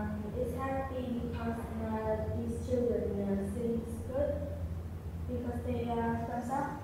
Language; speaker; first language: English; non-native, learner; Vietnamese